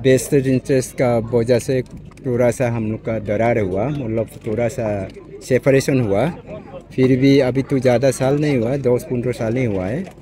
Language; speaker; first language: Hindi; non-native, local second language; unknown